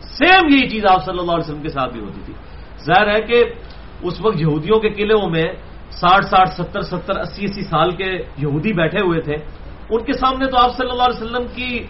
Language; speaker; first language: Urdu; non-native, local second language; Punjabi